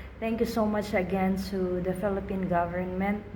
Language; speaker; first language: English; non-native, learner; Filipino